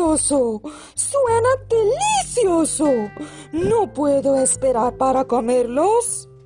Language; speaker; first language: Spanish; non-native, learner; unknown